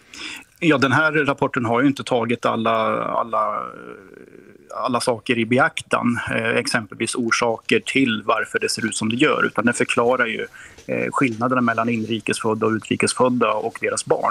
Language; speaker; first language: Swedish; native; Swedish